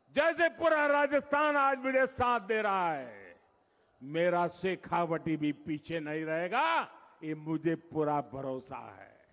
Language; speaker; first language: Hindi; non-native, local second language; Gujarati